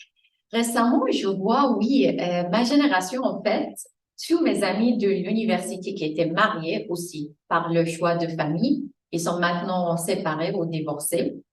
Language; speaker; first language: French; non-native, fluent; Arabic